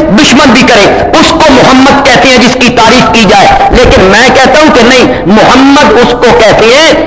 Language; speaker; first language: Urdu; non-native, local second language; Punjabi